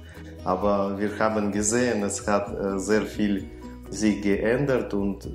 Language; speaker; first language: German; non-native, fluent; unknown